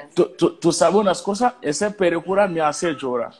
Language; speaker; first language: Spanish; non-native, learner; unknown